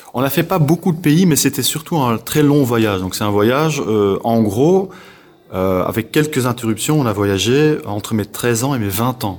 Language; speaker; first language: French; non-native, local second language; Dutch